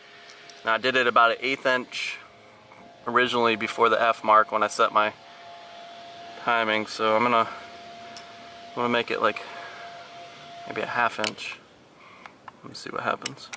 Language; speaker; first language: English; native; English